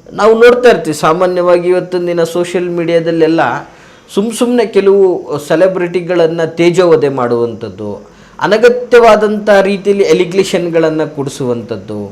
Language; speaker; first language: Kannada; native; Kannada